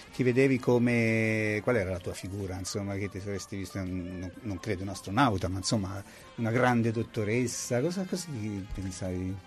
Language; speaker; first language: Italian; native; Italian